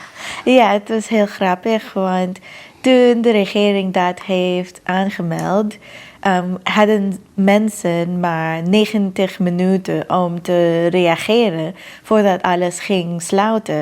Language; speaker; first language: Dutch; non-native, fluent; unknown